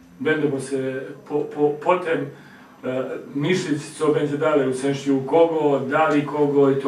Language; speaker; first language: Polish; non-native, learner; Croatian